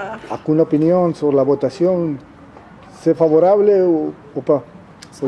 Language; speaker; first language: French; non-native, learner; Spanish